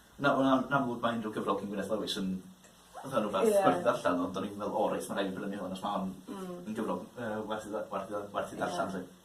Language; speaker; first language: Welsh; native; Welsh